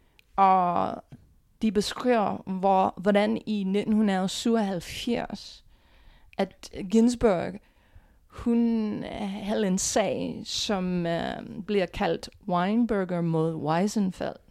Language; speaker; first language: Danish; non-native, fluent; English